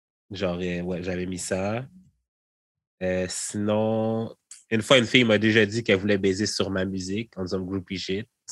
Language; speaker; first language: French; native; French